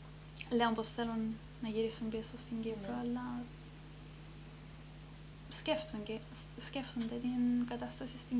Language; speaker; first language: Greek; early bilingual, heritage; Greek